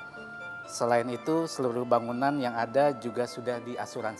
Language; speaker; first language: Indonesian; native; Indonesian